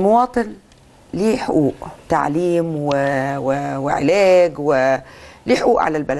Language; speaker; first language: Arabic; native; Arabic